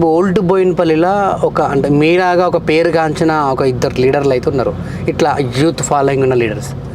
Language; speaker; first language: Telugu; native; Telugu